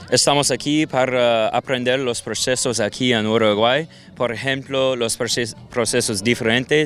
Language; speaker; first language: Spanish; non-native, learner; English